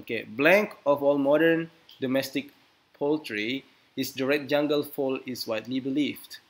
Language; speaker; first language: English; non-native, fluent; Indonesian